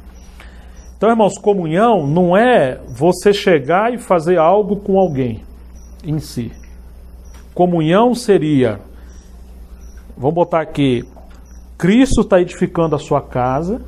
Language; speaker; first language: Portuguese; native; Portuguese